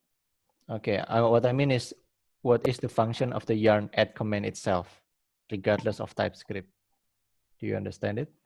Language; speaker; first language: English; non-native, fluent; Indonesian